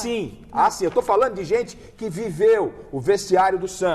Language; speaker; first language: Portuguese; native; Portuguese